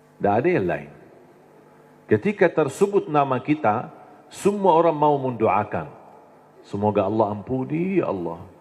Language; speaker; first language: Indonesian; non-native, fluent; Arabic